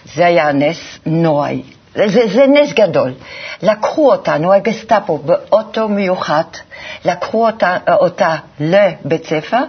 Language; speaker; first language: Hebrew; non-native, fluent; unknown